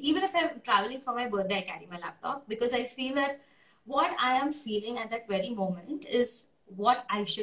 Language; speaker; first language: English; non-native, local second language; Hindi